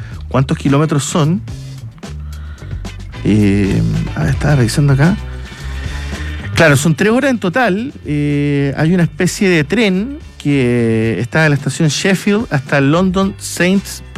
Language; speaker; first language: Spanish; native; Spanish